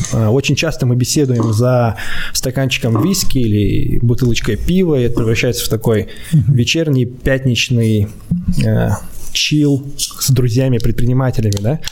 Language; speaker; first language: Russian; native; Russian